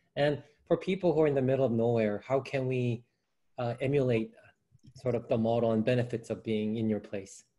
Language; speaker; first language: English; non-native, fluent; Portuguese